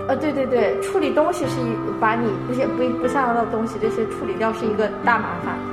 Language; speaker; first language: Chinese; native; Chinese